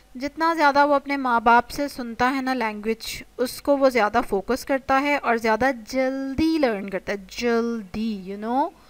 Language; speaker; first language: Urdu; native; Urdu